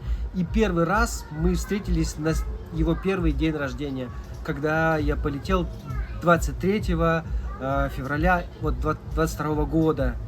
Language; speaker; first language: Russian; native; Russian